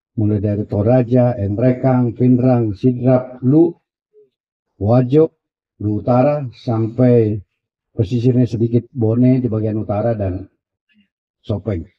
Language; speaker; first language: Indonesian; non-native, local second language; Buginese